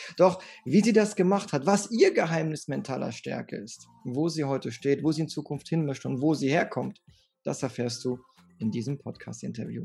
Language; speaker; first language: German; early bilingual, other home language; French